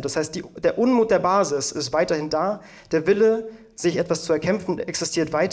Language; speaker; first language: German; native; German